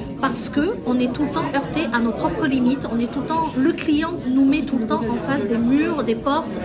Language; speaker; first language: French; early bilingual, other home language; Chinese